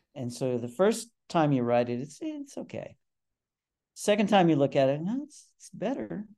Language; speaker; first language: English; native; English